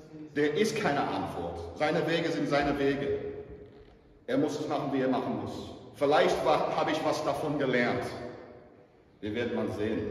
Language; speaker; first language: German; non-native, fluent; English